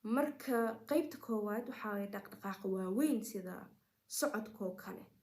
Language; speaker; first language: Somali; early bilingual, heritage; Somali